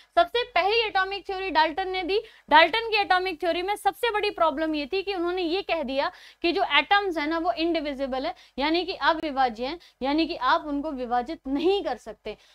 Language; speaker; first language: Hindi; native; Hindi